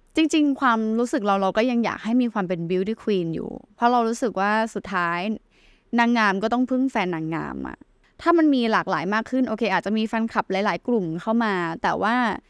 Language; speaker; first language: Thai; native; Thai